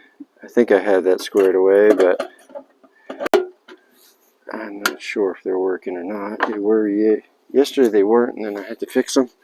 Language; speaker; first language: English; native; English